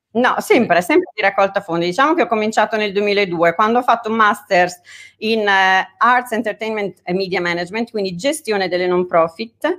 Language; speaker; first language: Italian; native; Italian